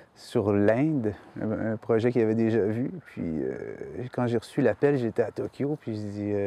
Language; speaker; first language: French; native; French